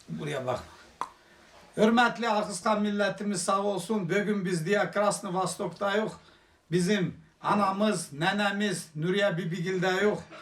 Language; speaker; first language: Turkish; native; Turkish